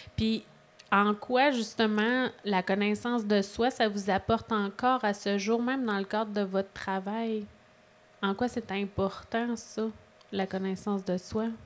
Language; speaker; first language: French; native; French